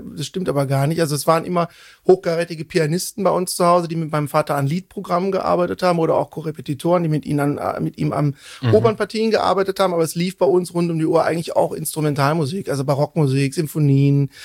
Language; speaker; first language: German; native; German